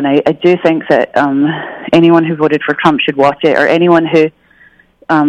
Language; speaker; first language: English; native; English